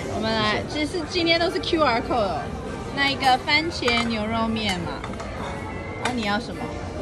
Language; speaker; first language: Chinese; early bilingual, heritage; Chinese